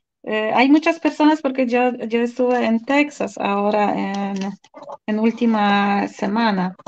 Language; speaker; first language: Spanish; non-native, fluent; Polish